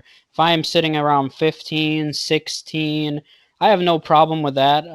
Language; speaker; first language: English; native; English